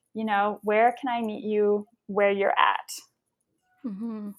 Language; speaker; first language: English; native; English